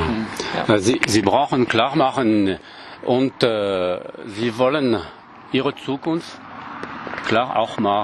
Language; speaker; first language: German; non-native, learner; French